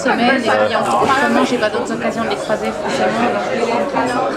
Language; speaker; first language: French; native; French